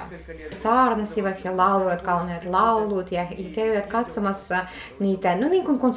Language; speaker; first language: Finnish; non-native, fluent; Russian